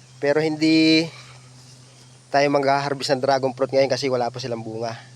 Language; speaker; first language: Filipino; native; Filipino